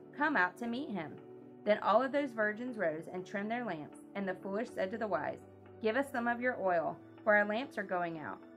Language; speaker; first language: English; native; English